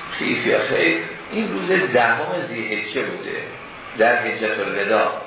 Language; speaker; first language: Persian; native; Persian